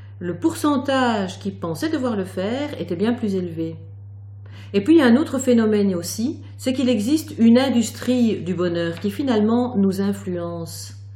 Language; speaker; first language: French; native; French